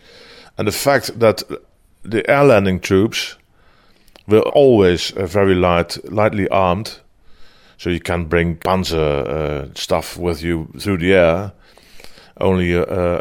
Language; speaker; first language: English; non-native, fluent; Dutch